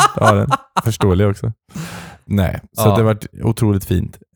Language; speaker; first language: Swedish; native; Swedish